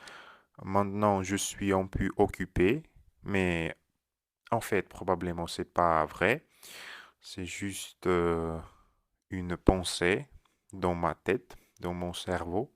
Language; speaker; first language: French; non-native, learner; Russian